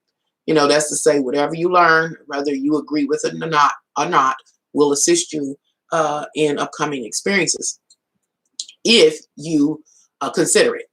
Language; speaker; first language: English; native; English